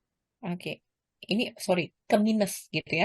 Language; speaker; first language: Indonesian; native; Indonesian